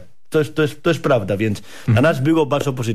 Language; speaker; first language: Polish; non-native, fluent; Spanish